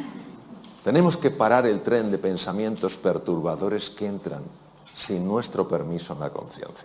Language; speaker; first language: Spanish; native; Spanish